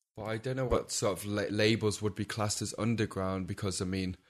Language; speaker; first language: English; native; English